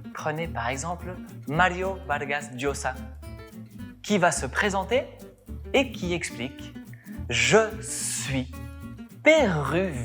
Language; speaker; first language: French; non-native, fluent; Spanish